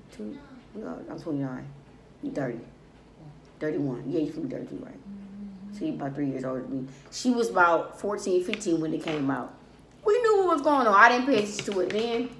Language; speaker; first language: English; native; English